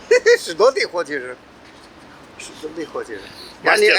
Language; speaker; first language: Russian; non-native, learner; Chinese